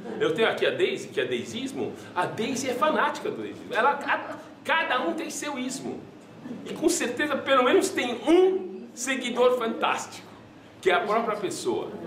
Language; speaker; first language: Portuguese; non-native, fluent; French